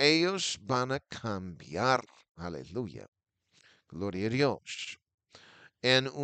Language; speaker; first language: Spanish; non-native, fluent; English